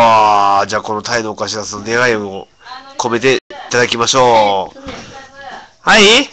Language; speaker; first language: Japanese; native; Japanese